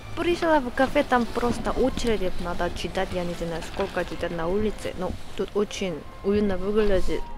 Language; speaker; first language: Russian; non-native, fluent; Korean